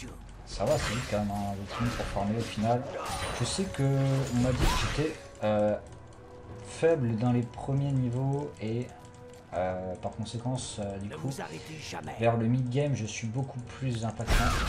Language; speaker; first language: French; native; French